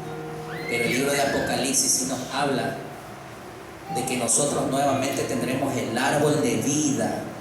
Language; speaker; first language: Spanish; native; Spanish